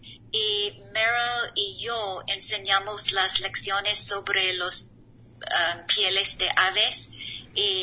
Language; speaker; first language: Spanish; non-native, learner; English